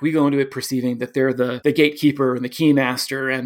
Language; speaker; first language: English; native; English